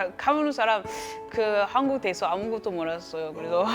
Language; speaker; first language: Korean; non-native, learner; French